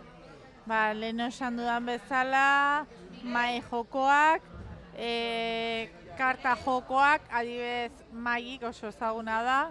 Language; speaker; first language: Basque; non-native, local second language; Spanish